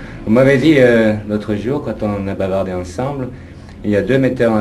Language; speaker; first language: French; native; French